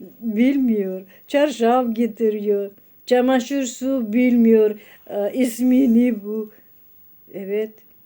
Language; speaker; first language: Turkish; non-native, learner; Russian